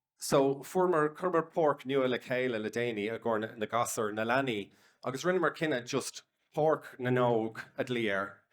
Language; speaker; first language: Irish; non-native, local second language; English